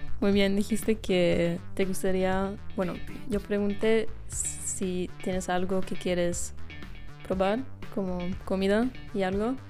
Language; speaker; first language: Spanish; non-native, fluent; German